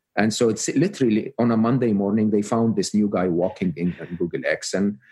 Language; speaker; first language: English; non-native, fluent; Arabic